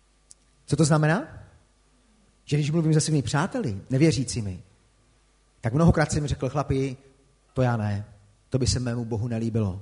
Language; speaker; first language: Czech; native; Czech